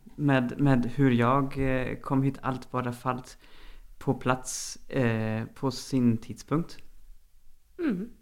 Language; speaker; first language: Norwegian; non-native, fluent; German